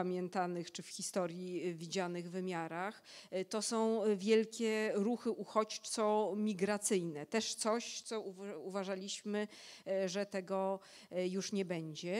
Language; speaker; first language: Polish; native; Polish